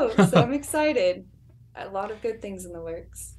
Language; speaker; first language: English; native; English